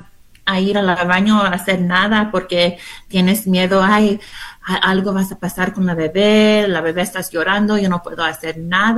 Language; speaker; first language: Spanish; non-native, learner; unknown